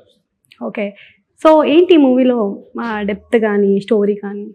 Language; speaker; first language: Telugu; native; Telugu